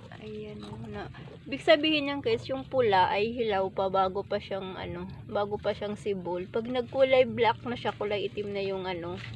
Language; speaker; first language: Filipino; non-native, local second language; Cebuano